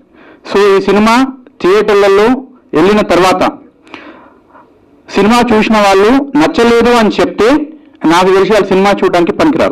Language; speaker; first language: Telugu; native; Telugu